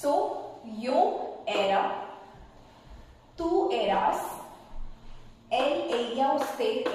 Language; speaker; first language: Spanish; non-native, fluent; Hindi